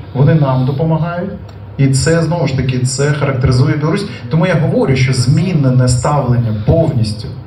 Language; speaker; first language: Ukrainian; native; Ukrainian